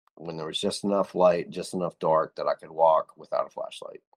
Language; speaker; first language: English; native; English